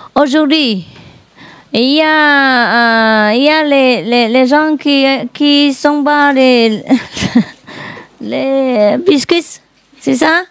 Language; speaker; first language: French; non-native, learner; Vietnamese